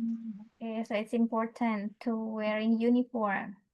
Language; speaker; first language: English; non-native, fluent; Indonesian